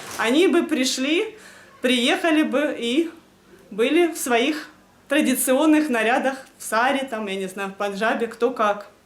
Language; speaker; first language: Russian; native; Russian